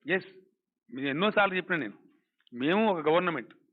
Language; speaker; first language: Telugu; native; Telugu